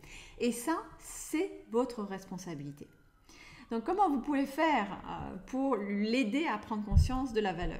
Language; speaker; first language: French; native; French